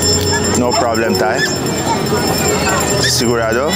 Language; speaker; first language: Filipino; non-native, learner; Arabic